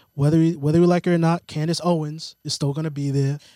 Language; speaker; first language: English; native; English